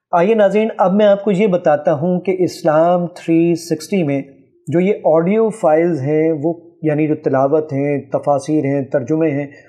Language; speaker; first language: Urdu; native; Urdu